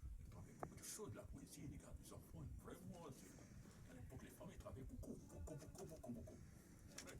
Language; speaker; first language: French; non-native, local second language; Arabic